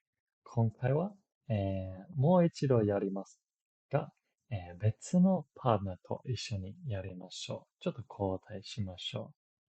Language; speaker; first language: Japanese; non-native, fluent; English